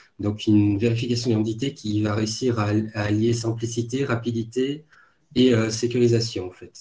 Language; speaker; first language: French; native; French